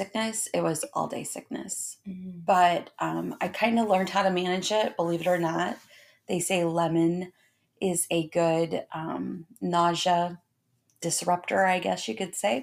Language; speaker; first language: English; native; English